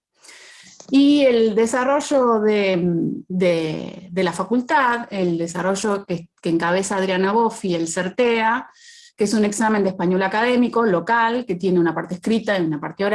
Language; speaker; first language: Spanish; native; Spanish